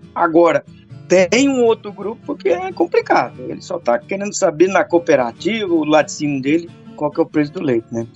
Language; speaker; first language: Portuguese; native; Portuguese